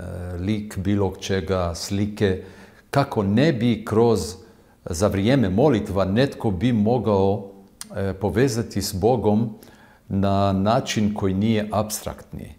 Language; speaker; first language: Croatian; non-native, fluent; Hebrew